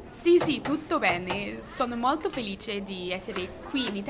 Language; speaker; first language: Italian; non-native, learner; English